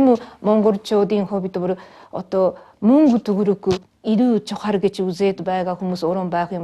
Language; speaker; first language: Mongolian; non-native, fluent; Japanese